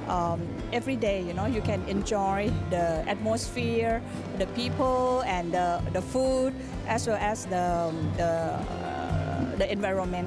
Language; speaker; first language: English; non-native, fluent; Thai